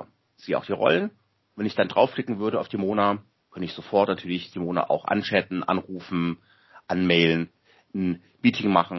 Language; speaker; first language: German; native; German